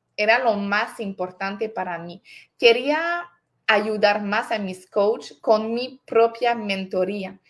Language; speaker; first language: Spanish; non-native, fluent; French